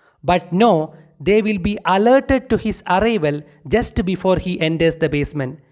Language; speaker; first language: English; non-native, local second language; Malayalam